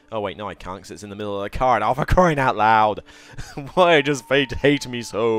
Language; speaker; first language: English; native; English